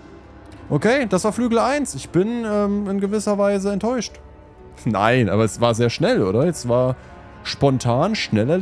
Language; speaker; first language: German; native; German